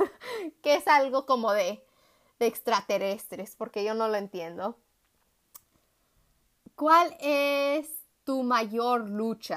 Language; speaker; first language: Spanish; early bilingual, heritage; Spanish